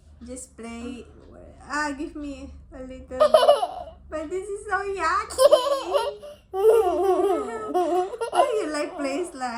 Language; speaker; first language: English; non-native, learner; Indonesian